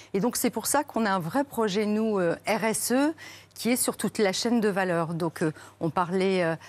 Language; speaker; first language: French; native; French